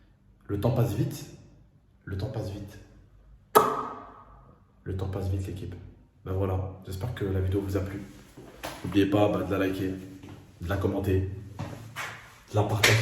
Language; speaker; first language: French; native; French